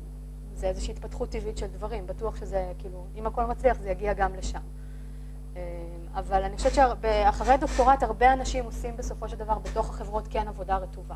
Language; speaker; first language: Hebrew; native; Hebrew